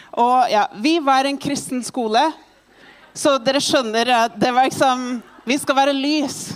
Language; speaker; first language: Norwegian; non-native, fluent; English